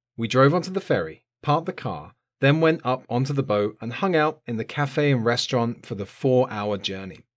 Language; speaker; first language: English; native; English